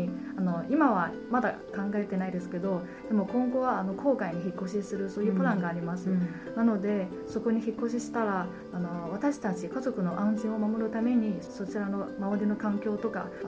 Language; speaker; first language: Japanese; non-native, fluent; Chinese